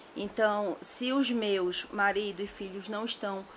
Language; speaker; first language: Portuguese; native; Portuguese